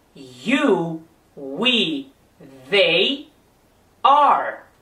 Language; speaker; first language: Portuguese; native; Portuguese